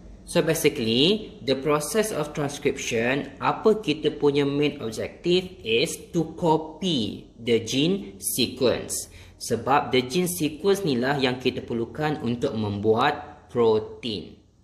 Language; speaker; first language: English; non-native, local second language; Malay